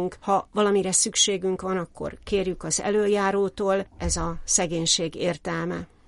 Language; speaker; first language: Hungarian; native; Hungarian